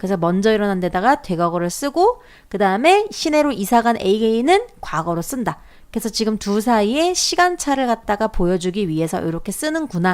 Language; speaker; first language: Korean; native; Korean